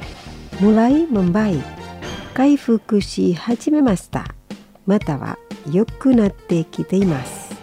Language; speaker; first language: Japanese; non-native, fluent; Indonesian